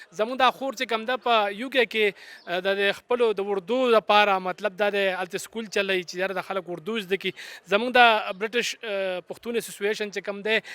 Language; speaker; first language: Pashto; native; Pashto